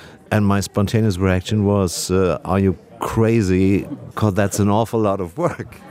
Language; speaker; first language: English; non-native, fluent; German